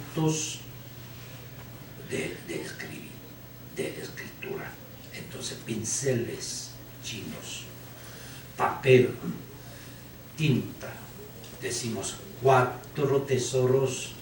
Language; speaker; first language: Spanish; non-native, learner; Chinese